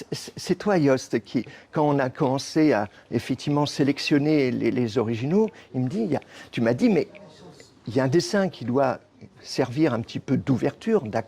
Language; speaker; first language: French; native; French